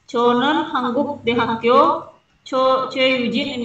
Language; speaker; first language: Korean; non-native, learner; Indonesian